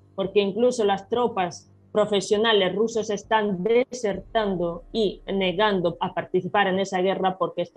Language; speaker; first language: Spanish; non-native, fluent; Ukrainian